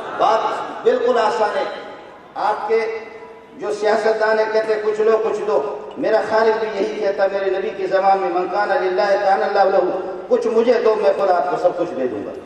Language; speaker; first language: Urdu; non-native, local second language; Brahui